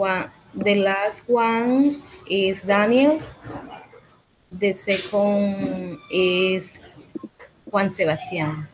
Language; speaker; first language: English; non-native, learner; Spanish